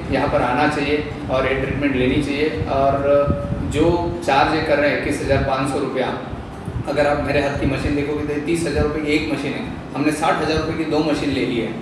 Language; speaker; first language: Hindi; non-native, local second language; Marathi